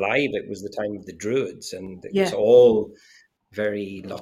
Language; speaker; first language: English; native; English